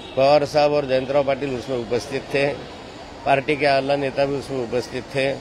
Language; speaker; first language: Hindi; non-native, local second language; Marathi